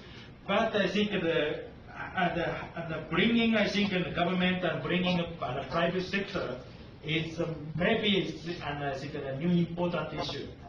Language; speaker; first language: English; non-native, fluent; Japanese